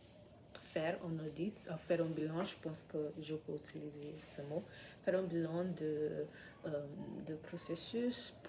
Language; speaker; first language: French; non-native, learner; English